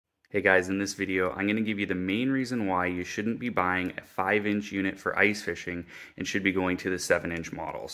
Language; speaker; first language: English; native; English